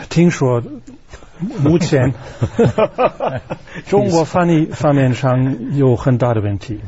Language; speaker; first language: Chinese; non-native, fluent; German